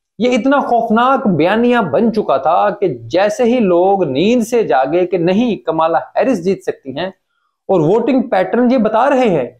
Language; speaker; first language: Urdu; native; Urdu